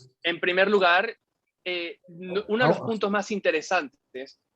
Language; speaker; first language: Spanish; native; Spanish